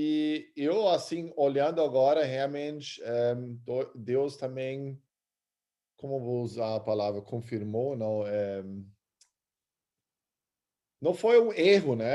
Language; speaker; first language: Portuguese; early bilingual, other home language; German